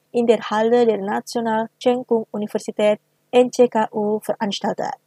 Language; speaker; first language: German; non-native, fluent; Indonesian